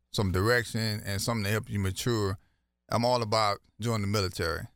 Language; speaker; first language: English; native; English